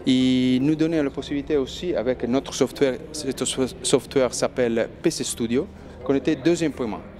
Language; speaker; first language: French; non-native, learner; Spanish